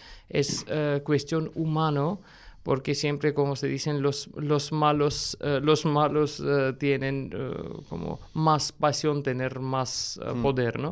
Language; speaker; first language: Spanish; non-native, fluent; Armenian